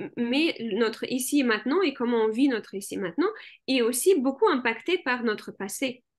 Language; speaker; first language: French; early bilingual, other home language; Russian